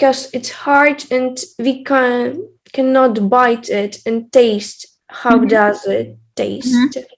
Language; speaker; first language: English; non-native, fluent; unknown